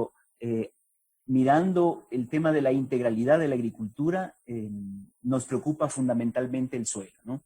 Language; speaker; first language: Spanish; native; Spanish